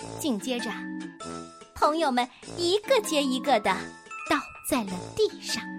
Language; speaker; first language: Chinese; native; Chinese